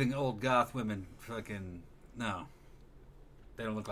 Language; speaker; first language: English; native; English